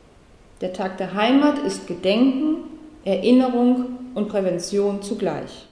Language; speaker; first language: German; native; German